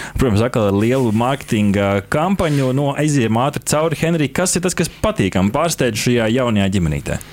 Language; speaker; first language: Latvian; native; Latvian